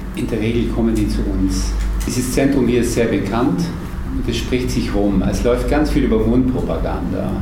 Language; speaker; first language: German; native; German